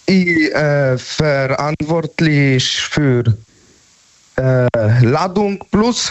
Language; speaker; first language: German; non-native, learner; Polish